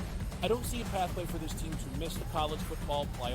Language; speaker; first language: English; native; English